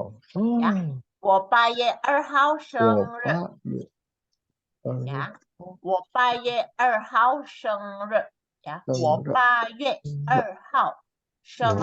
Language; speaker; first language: Chinese; non-native, fluent; Indonesian